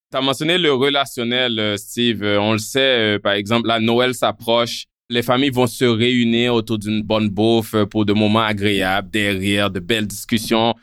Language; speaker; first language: French; non-native, local second language; Haitian Creole